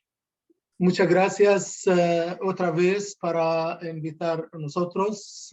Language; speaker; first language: Spanish; non-native, learner; Arabic